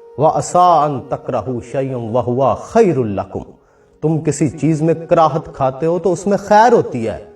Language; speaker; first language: Urdu; non-native, local second language; Punjabi